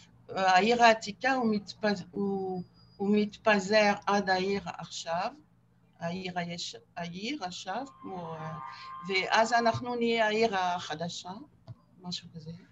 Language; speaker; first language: Hebrew; non-native, fluent; French